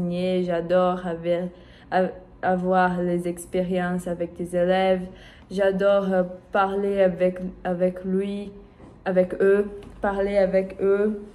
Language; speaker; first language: French; non-native, learner; Portuguese